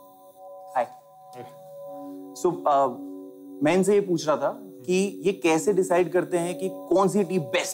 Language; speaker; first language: Hindi; native; Hindi